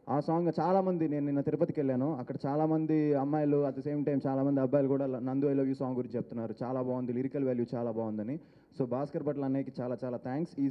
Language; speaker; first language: Telugu; native; Telugu